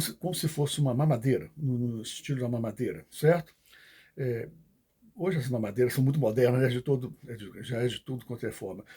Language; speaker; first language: Portuguese; native; Portuguese